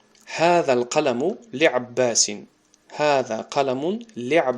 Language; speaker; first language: Arabic; non-native, fluent; Tajik